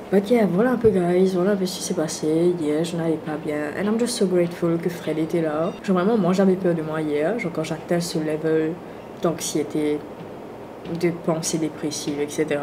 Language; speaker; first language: French; non-native, local second language; Morisyen